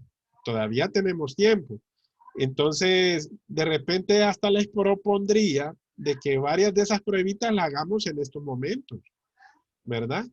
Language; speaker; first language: Spanish; native; Spanish